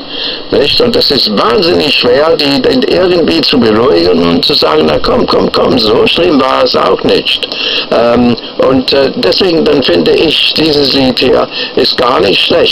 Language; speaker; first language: German; non-native, fluent; English